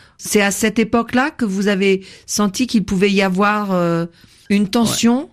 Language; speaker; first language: French; native; French